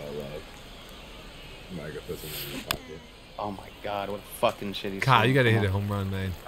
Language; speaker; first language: English; native; English